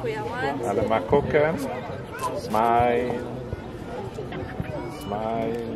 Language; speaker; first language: German; native; German